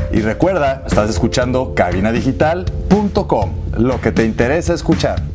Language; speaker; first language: Spanish; native; Spanish